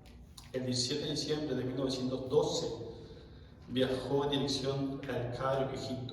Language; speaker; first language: Spanish; native; Spanish